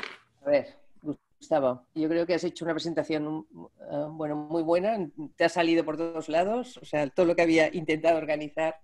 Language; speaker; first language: Spanish; native; Spanish